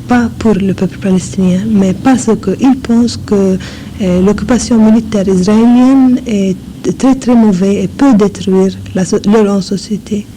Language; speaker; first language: French; non-native, fluent; English